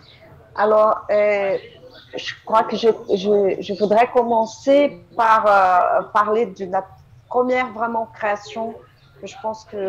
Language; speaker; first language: French; non-native, fluent; Portuguese